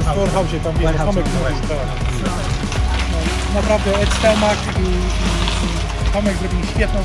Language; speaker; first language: Polish; early bilingual, heritage; Polish